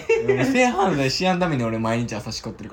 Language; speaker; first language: Japanese; native; Japanese